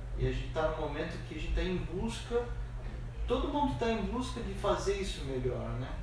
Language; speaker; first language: Portuguese; native; Portuguese